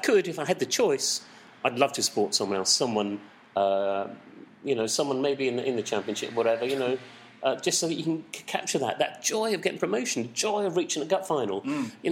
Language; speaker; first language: English; native; English